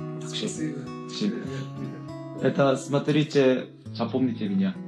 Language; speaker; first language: Russian; non-native, learner; Korean